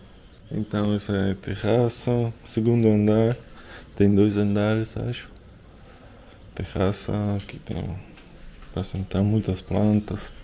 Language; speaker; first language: Portuguese; non-native, learner; Russian